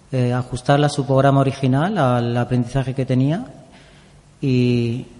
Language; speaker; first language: Spanish; native; Spanish